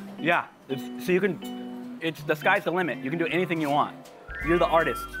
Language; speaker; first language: English; native; English